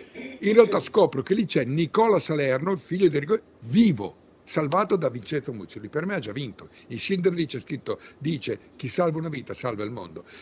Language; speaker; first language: Italian; native; Italian